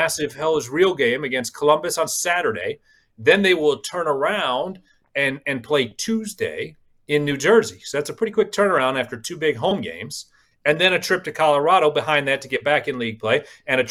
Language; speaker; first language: English; native; English